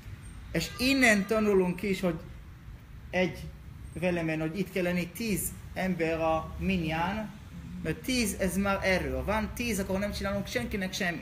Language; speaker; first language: Hungarian; non-native, learner; Hebrew